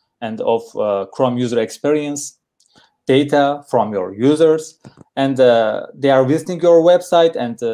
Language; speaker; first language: English; non-native, learner; Turkish